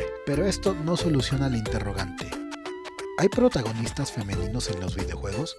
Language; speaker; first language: Spanish; native; Spanish